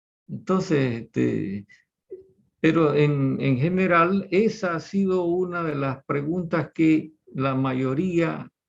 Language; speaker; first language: Spanish; native; Spanish